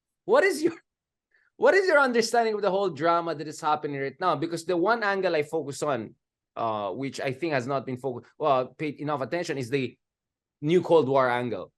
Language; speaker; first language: English; non-native, local second language; Filipino